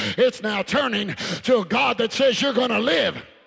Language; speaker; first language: English; early bilingual, other home language; Spanish